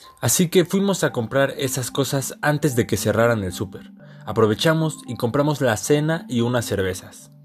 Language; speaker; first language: Spanish; native; Spanish